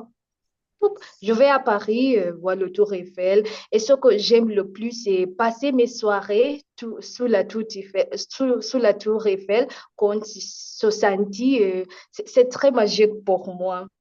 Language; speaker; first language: French; non-native, fluent; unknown